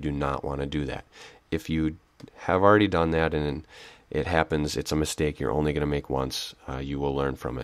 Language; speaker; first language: English; native; English